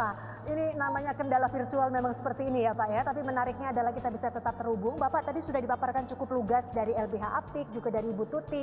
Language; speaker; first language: Indonesian; native; Indonesian